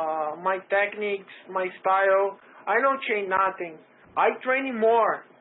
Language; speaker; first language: English; non-native, learner; Portuguese